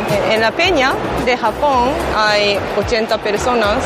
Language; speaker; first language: Spanish; non-native, learner; Japanese